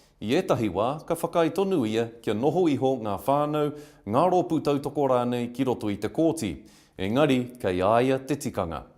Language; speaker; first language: Māori; non-native, local second language; English